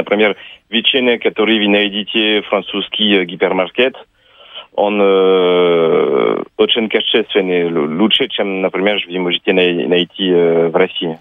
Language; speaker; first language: Russian; non-native, fluent; French